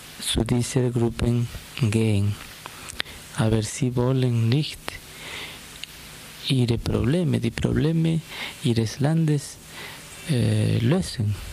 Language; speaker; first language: German; non-native, fluent; Spanish